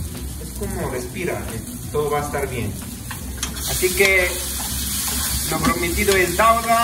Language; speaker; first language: Spanish; non-native, fluent; Arabic